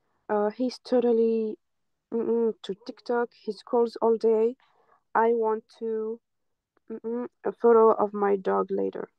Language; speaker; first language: English; non-native, fluent; French